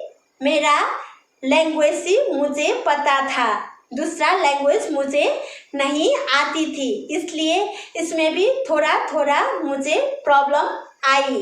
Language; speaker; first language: Hindi; non-native, local second language; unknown